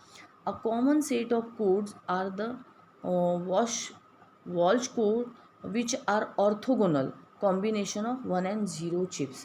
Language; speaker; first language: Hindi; non-native, local second language; Marathi